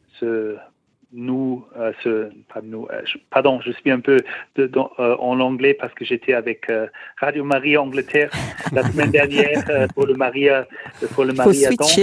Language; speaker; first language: French; non-native, learner; German